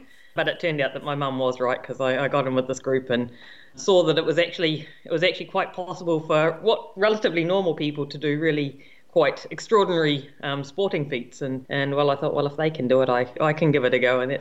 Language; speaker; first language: English; native; English